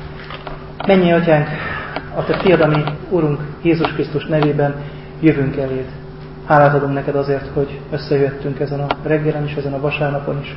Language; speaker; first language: Hungarian; native; Hungarian